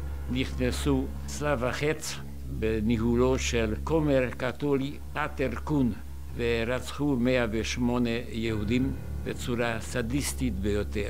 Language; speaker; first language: Hebrew; non-native, fluent; Hungarian